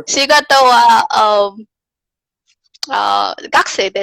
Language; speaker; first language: Japanese; non-native, learner; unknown